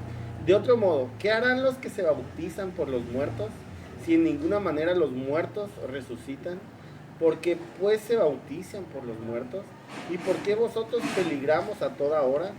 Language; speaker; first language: Spanish; native; Spanish